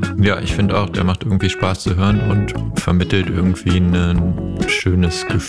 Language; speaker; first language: German; native; German